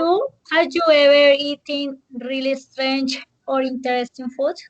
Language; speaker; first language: English; non-native, learner; Spanish